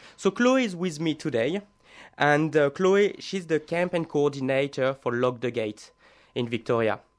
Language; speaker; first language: English; non-native, fluent; French